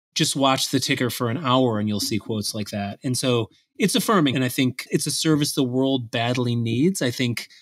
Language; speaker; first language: English; native; English